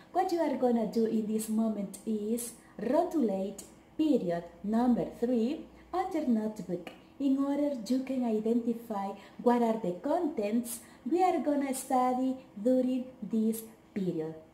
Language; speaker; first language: English; non-native, fluent; Spanish